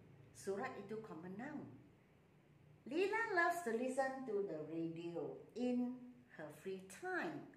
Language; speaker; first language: English; non-native, local second language; Malay